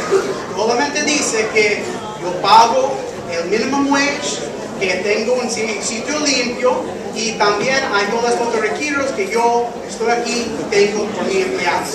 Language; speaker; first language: Spanish; early bilingual, heritage; English